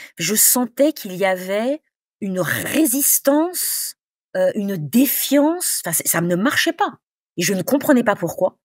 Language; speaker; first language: French; native; French